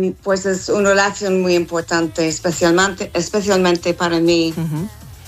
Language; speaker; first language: Spanish; non-native, fluent; English